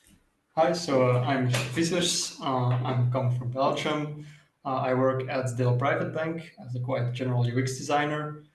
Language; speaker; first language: English; non-native, fluent; Dutch